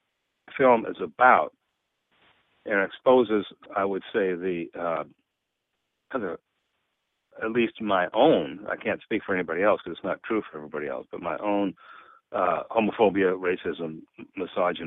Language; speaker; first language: English; native; English